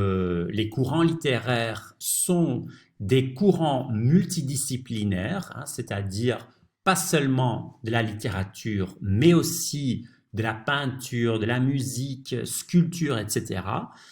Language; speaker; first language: French; non-native, fluent; Dutch